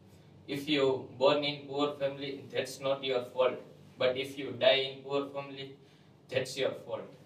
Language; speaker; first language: English; non-native, learner; Gujarati